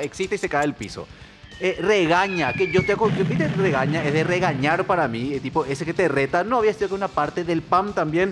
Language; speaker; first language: Spanish; native; Spanish